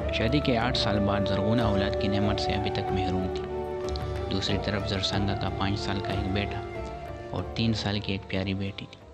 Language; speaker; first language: Urdu; non-native, local second language; Pashto